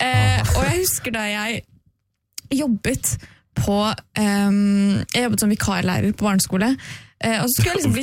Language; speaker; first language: Norwegian; native; Norwegian